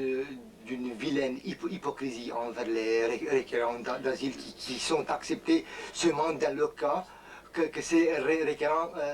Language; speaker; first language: French; non-native, fluent; Romanian